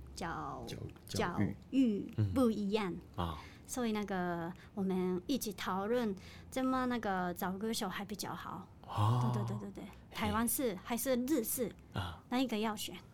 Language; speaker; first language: Chinese; non-native, learner; Japanese